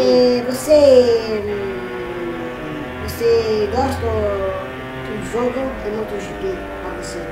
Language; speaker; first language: Portuguese; non-native, learner; Italian